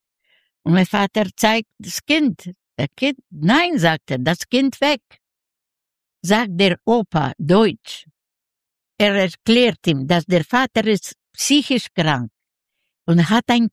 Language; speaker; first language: German; non-native, learner; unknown